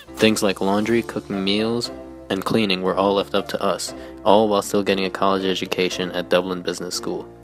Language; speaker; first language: English; native; English